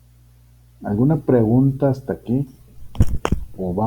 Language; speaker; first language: Spanish; native; Spanish